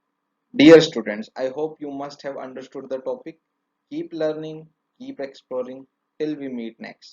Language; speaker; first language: English; non-native, local second language; Hindi